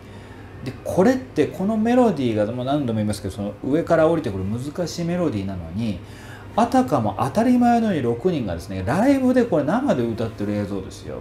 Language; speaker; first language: Japanese; native; Japanese